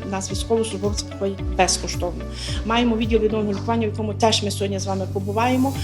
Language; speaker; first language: Ukrainian; native; Ukrainian